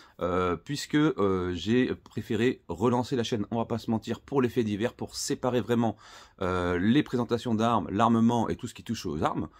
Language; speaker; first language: French; native; French